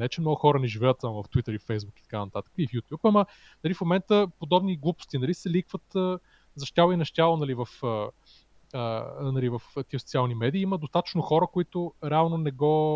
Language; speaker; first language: Bulgarian; native; Bulgarian